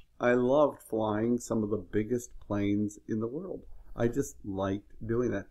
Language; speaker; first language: English; native; English